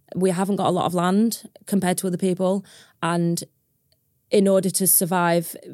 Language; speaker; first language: English; native; English